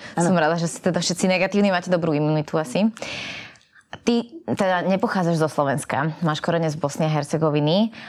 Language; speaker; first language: Slovak; native; Slovak